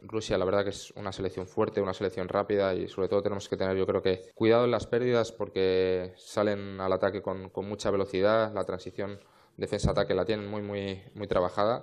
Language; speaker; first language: Spanish; native; Spanish